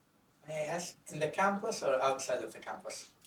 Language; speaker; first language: English; non-native, fluent; Arabic